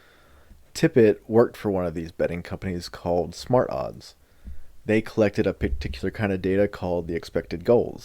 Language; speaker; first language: English; native; English